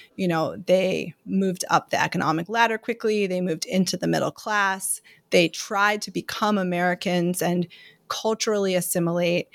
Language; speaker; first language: English; native; English